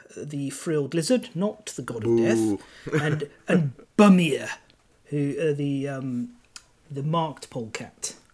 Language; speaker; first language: English; non-native, local second language; Welsh